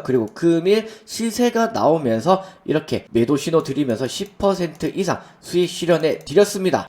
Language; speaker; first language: Korean; native; Korean